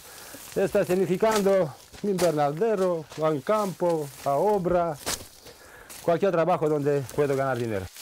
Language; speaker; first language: Spanish; non-native, learner; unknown